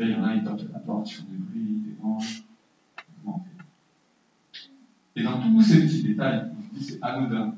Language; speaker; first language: French; native; French